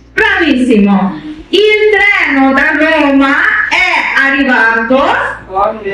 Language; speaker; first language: Italian; non-native, fluent; Bangla